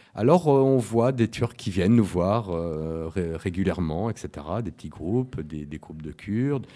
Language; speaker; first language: French; native; French